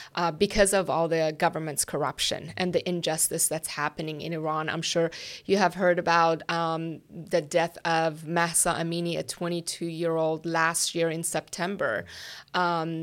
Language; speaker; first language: English; non-native, fluent; Persian